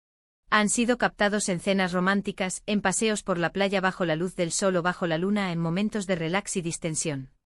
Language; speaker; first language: Spanish; native; Spanish